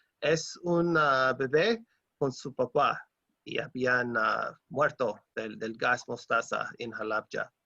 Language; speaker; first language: Spanish; non-native, fluent; English